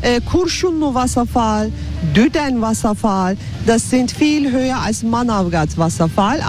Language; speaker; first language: German; non-native, fluent; Turkish